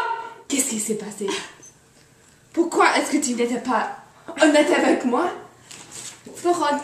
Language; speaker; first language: French; non-native, learner; English